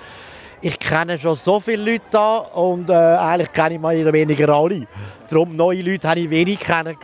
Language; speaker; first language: German; native; German